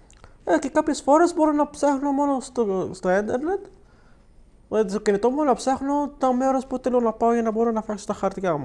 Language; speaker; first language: Greek; non-native, learner; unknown